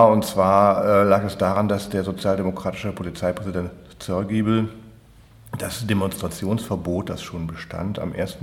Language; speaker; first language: German; native; German